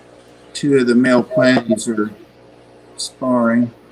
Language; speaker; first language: English; native; English